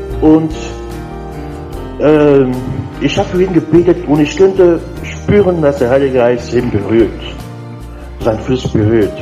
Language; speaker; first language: German; non-native, learner; French